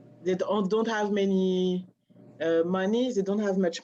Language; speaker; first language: English; non-native, learner; French